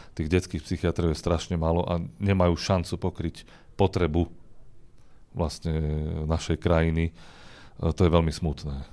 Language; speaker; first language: Slovak; native; Slovak